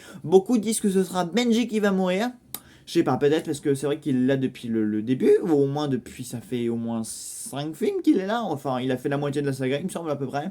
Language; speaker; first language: French; native; French